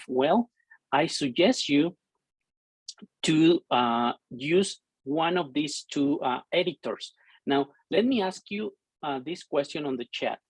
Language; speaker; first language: English; non-native, fluent; Spanish